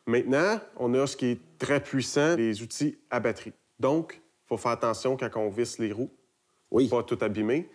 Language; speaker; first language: French; native; French